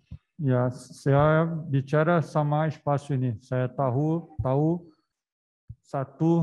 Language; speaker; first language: Indonesian; non-native, fluent; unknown